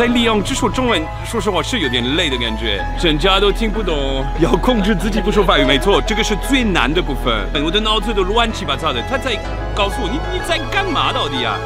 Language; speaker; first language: Chinese; non-native, fluent; French